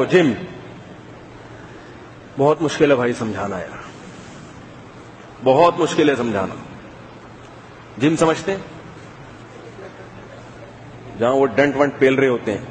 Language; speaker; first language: Urdu; native; Urdu